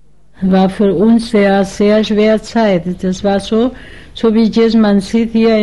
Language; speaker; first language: German; non-native, fluent; Spanish